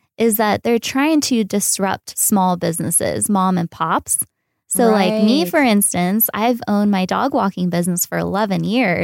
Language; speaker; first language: English; native; English